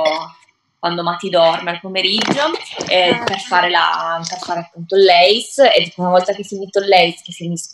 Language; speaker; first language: Italian; native; Italian